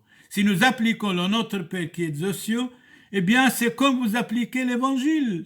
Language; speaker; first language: French; non-native, fluent; Turoyo